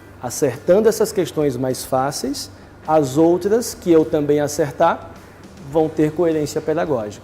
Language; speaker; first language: Portuguese; native; Portuguese